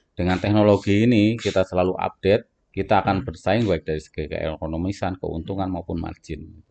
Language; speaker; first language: Indonesian; non-native, local second language; Javanese